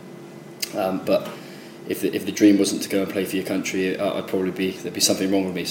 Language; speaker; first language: English; native; English